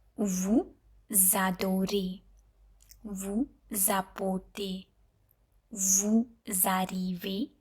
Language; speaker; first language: French; non-native, fluent; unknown